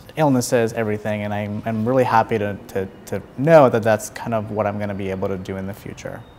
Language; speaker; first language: English; early bilingual, other home language; Spanish